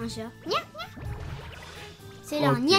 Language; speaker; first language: French; non-native, learner; Japanese